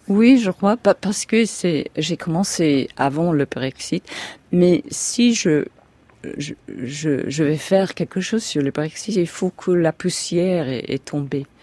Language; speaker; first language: French; non-native, fluent; English